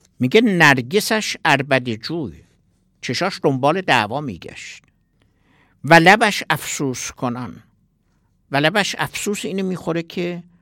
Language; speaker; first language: Persian; non-native, local second language; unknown